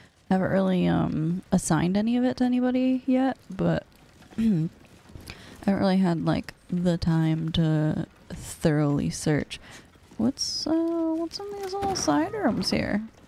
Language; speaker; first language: English; native; English